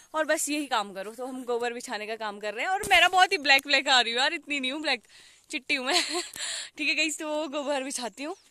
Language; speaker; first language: Hindi; native; Hindi